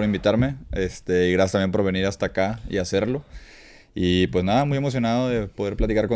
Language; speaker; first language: Spanish; native; Spanish